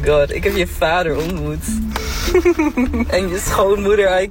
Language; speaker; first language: Dutch; native; Dutch